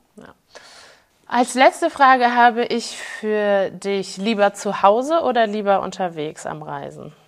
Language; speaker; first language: German; native; German